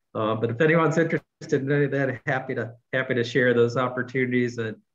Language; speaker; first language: English; native; English